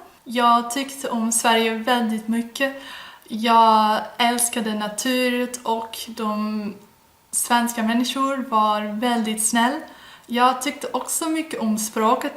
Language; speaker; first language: Swedish; non-native, learner; Dutch